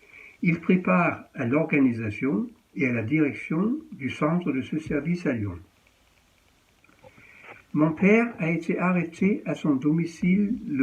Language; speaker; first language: French; early bilingual, heritage; French